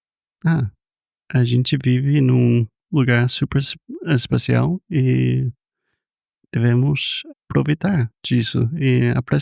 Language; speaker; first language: Portuguese; non-native, fluent; English